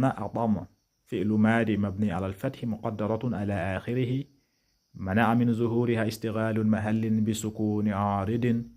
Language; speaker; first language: Arabic; non-native, fluent; Wolof